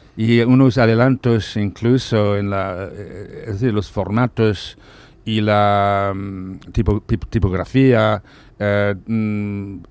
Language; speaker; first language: Spanish; non-native, fluent; English